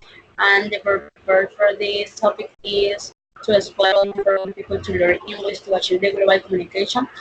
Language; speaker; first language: English; non-native, learner; Spanish